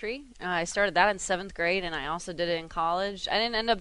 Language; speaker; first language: English; native; English